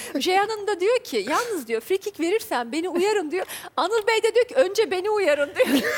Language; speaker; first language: Turkish; native; Turkish